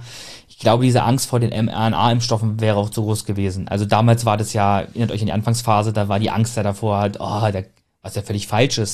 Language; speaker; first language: German; native; German